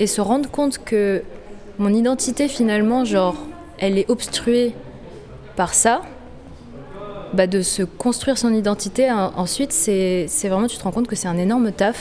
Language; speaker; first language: French; native; French